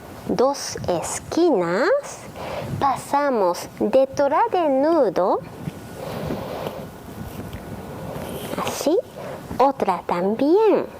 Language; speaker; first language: Spanish; non-native, learner; Japanese